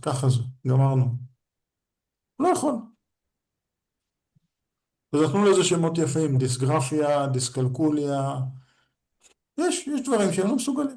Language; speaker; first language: Hebrew; native; Hebrew